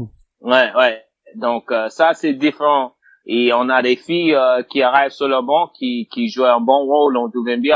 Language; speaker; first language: French; non-native, fluent; English